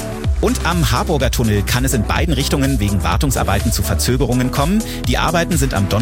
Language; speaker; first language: German; native; German